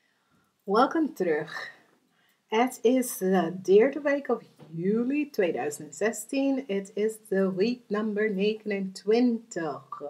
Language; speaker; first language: Dutch; non-native, learner; English